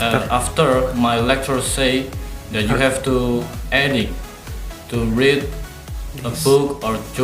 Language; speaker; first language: English; non-native, learner; Indonesian